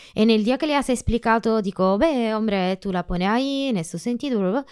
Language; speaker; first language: Spanish; non-native, learner; Italian